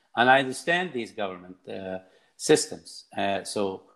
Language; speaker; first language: English; non-native, fluent; Arabic